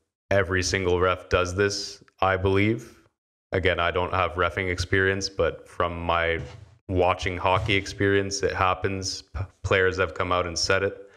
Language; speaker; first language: English; native; English